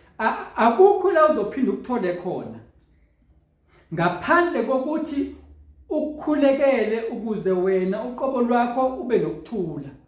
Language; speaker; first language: Zulu; native; Zulu